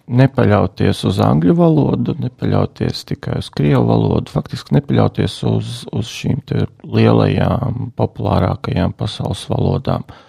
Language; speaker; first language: Latvian; non-native, local second language; Russian